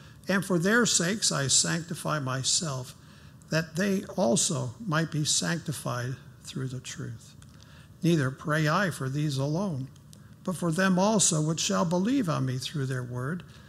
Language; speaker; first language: English; native; English